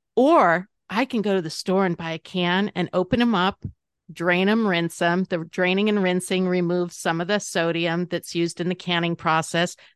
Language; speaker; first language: English; native; English